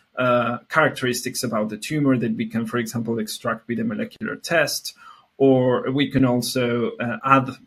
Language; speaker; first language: English; non-native, fluent; Spanish